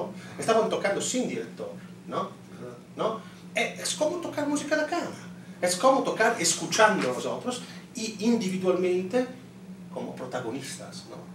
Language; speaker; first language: Spanish; non-native, fluent; Italian